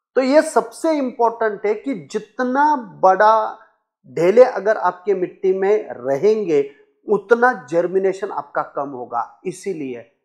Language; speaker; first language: Hindi; non-native, local second language; Marathi